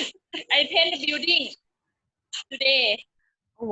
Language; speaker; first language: English; non-native, learner; Thai